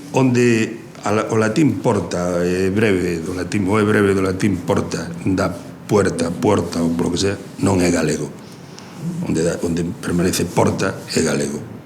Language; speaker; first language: Galician; native; Galician